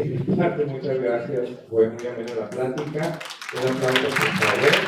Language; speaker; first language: Spanish; native; Spanish